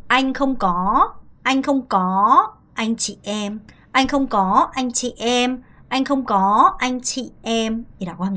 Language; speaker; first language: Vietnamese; non-native, fluent; Korean